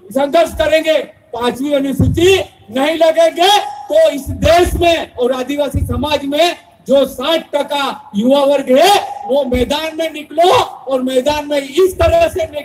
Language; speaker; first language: Hindi; non-native, local second language; Bhili